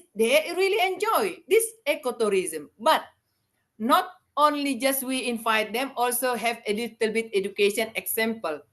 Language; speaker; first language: English; non-native, learner; Indonesian